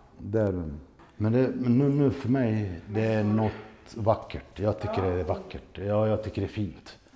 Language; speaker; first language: Swedish; early bilingual, other home language; Portuguese